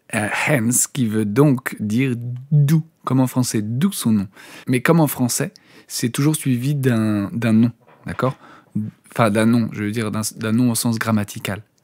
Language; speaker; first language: French; native; French